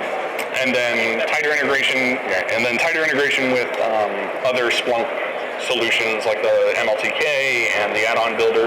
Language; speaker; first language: English; native; English